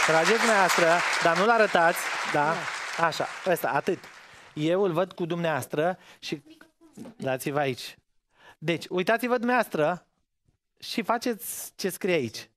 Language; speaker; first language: Romanian; native; Romanian